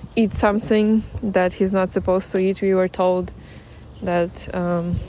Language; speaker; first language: English; non-native, fluent; Ukrainian